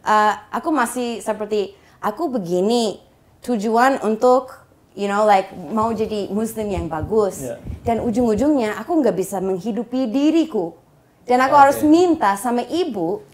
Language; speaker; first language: Indonesian; non-native, fluent; English